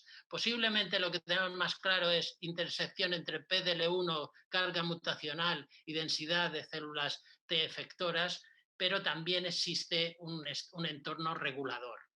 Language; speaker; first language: Spanish; native; Spanish